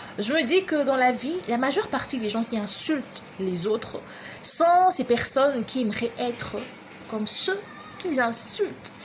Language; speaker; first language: French; non-native, local second language; Lingala